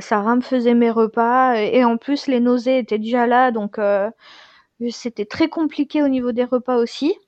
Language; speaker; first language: French; native; French